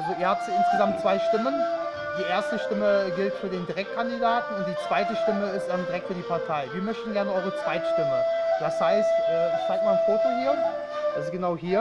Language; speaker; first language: German; early bilingual, other home language; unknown